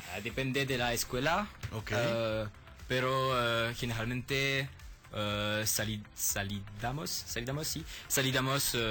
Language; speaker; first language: Spanish; non-native, learner; French